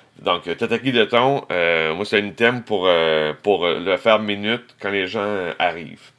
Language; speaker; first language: French; native; French